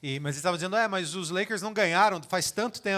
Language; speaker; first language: Portuguese; native; Portuguese